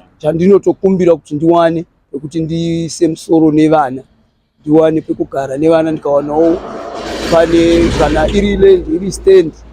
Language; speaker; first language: Shona; native; Shona